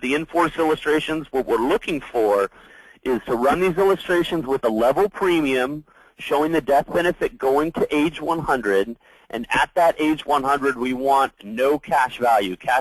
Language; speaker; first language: English; native; English